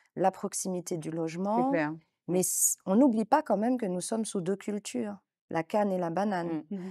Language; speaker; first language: French; native; French